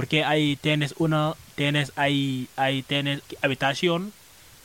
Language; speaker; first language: Spanish; non-native, learner; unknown